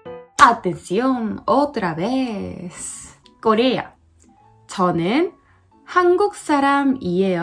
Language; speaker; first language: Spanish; non-native, learner; Korean